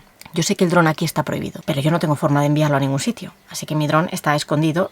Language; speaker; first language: Spanish; native; Spanish